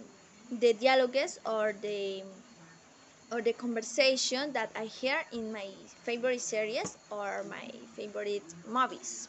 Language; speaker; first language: English; non-native, learner; Spanish